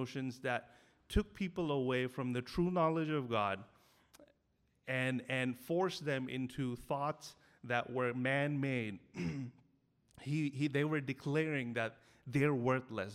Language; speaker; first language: English; non-native, local second language; Hindi